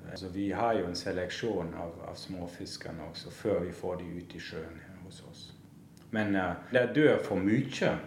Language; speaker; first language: Norwegian; non-native, fluent; German